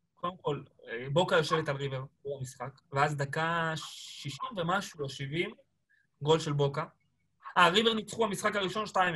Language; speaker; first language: Hebrew; early bilingual, other home language; Spanish